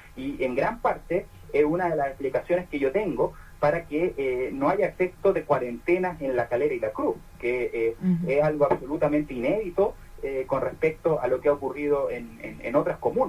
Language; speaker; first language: Spanish; native; Spanish